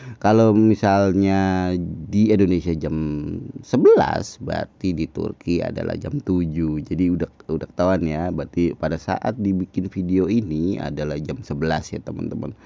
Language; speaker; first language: Indonesian; native; Indonesian